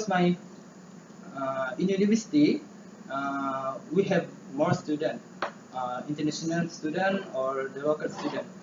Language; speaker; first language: English; non-native, learner; Malay